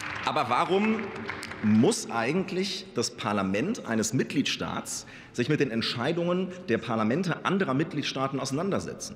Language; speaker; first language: German; native; German